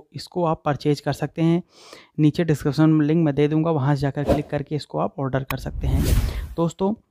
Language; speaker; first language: Hindi; native; Hindi